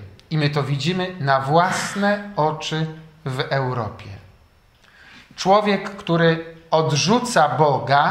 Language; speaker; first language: Polish; native; Polish